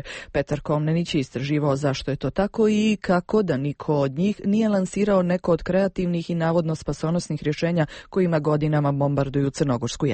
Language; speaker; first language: Croatian; native; Croatian